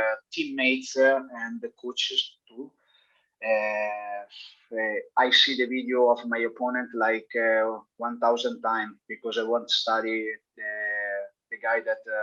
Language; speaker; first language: English; non-native, learner; Italian